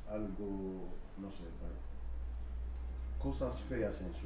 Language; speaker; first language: Spanish; non-native, fluent; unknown